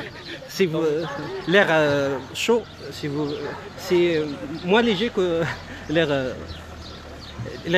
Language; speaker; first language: French; non-native, local second language; Arabic